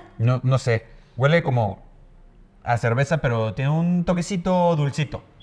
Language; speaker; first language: Spanish; native; Spanish